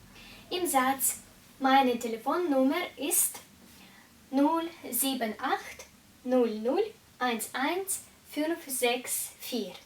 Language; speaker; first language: German; non-native, fluent; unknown